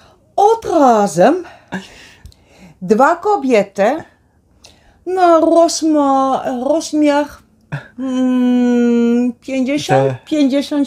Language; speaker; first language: Polish; non-native, learner; Dutch